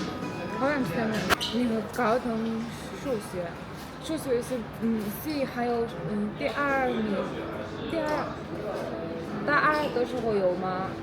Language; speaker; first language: Chinese; non-native, learner; Mongolian